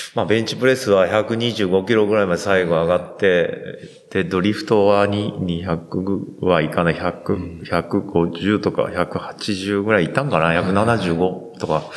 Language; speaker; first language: Japanese; native; Japanese